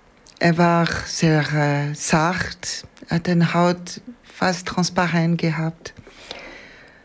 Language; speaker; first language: German; non-native, fluent; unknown